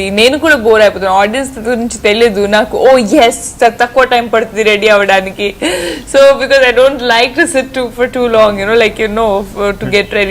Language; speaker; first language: Telugu; non-native, fluent; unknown